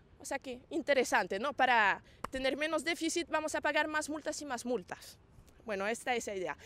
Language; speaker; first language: Spanish; non-native, fluent; French